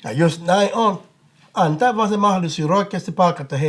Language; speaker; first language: Finnish; non-native, fluent; English